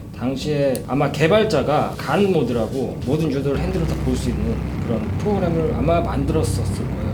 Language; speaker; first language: Korean; native; Korean